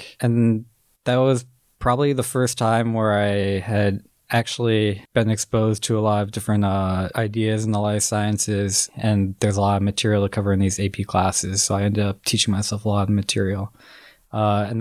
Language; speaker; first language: English; native; English